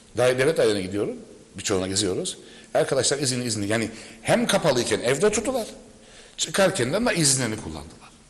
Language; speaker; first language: Turkish; native; Turkish